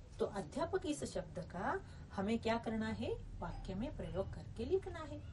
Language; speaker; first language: Hindi; non-native, local second language; Marathi